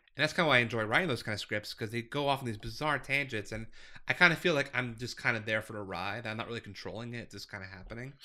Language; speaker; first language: English; native; English